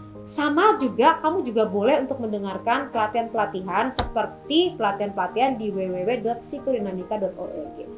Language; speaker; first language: Indonesian; native; Indonesian